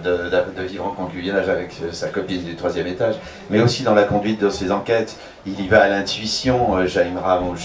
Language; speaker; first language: French; native; French